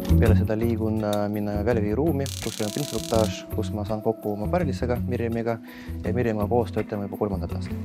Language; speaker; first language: Estonian; non-native, local second language; Russian